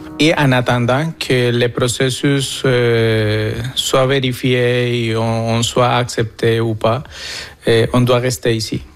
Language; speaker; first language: French; non-native, fluent; Spanish